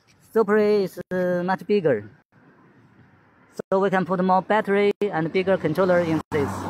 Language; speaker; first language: English; non-native, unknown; Chinese